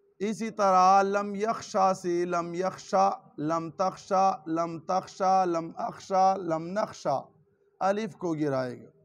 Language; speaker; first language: Urdu; non-native, local second language; Pashto